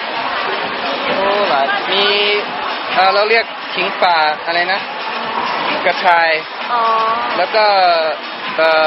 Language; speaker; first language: Thai; non-native, fluent; English